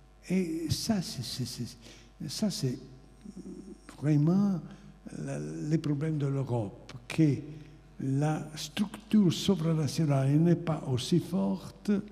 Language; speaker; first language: French; non-native, fluent; Italian